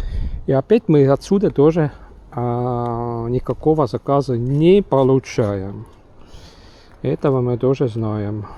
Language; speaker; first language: Russian; non-native, local second language; Estonian